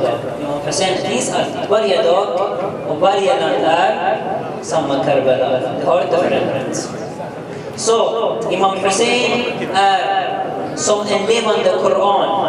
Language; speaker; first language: Swedish; early bilingual, other home language; Arabic